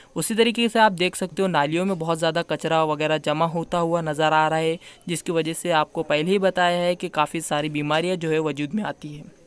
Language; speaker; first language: Hindi; non-native, local second language; Urdu